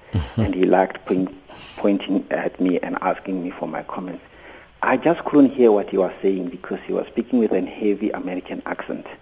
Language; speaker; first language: English; non-native, local second language; Venda